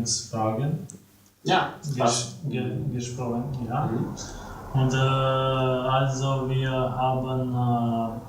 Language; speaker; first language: German; non-native, learner; Slovenian